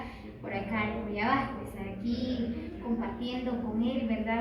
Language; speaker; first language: Spanish; native; Spanish